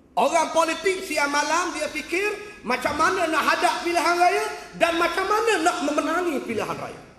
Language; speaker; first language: Malay; native; Malay